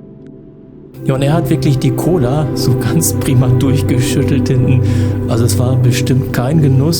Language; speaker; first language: German; native; German